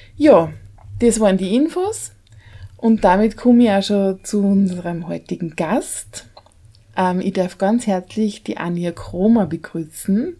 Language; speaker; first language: German; native; German